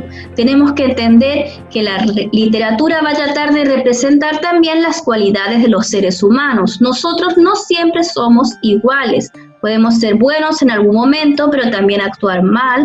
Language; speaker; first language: Spanish; native; Spanish